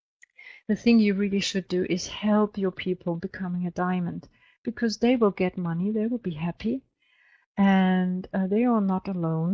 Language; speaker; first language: English; non-native, fluent; German